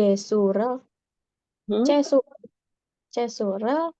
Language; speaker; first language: Korean; non-native, learner; Indonesian